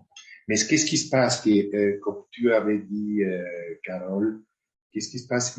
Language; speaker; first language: French; non-native, fluent; Spanish